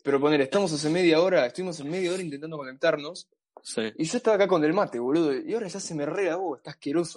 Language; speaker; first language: Spanish; native; Spanish